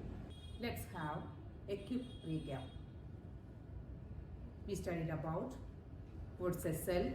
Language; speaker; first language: English; non-native, local second language; Malayalam